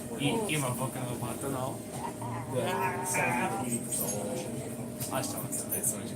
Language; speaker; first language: Japanese; non-native, learner; English